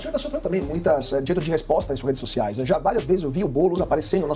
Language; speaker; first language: Portuguese; native; Portuguese